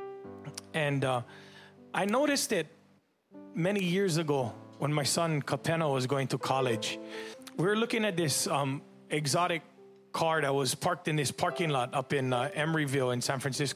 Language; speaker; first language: English; native; English